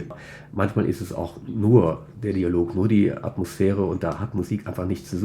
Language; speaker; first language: German; native; German